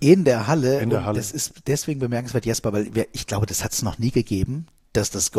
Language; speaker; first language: German; native; German